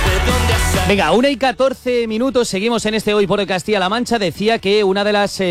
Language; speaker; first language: Spanish; native; Spanish